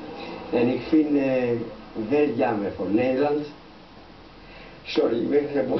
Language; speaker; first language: Dutch; non-native, learner; Spanish